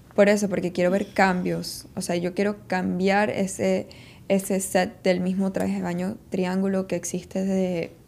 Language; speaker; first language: Spanish; early bilingual, heritage; Spanish